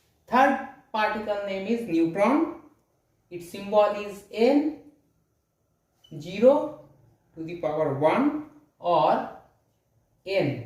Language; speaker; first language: English; non-native, local second language; Hindi